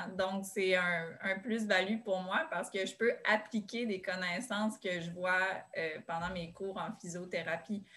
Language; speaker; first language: French; native; French